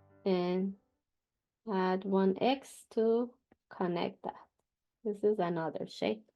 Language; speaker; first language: English; non-native, fluent; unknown